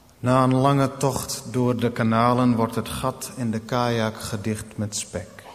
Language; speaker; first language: Dutch; non-native, local second language; Western Frisian